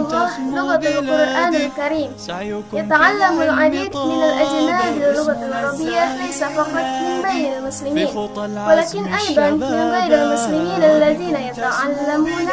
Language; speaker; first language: Arabic; non-native, learner; Indonesian